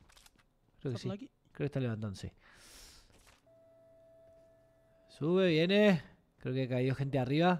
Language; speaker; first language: Spanish; native; Spanish